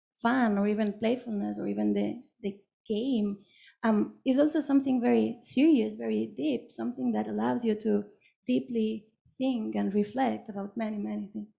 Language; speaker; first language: English; non-native, fluent; Catalan